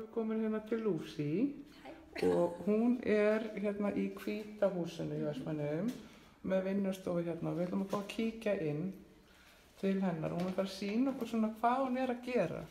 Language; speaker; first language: Icelandic; native; Icelandic